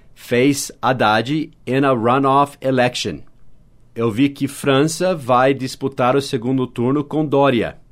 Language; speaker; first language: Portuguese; non-native, fluent; English